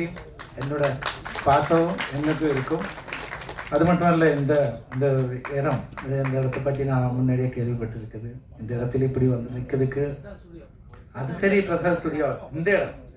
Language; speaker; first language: Tamil; non-native, learner; Malayalam